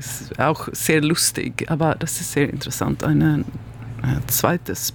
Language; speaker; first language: German; non-native, learner; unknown